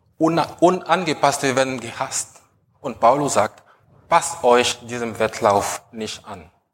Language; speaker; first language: German; non-native, fluent; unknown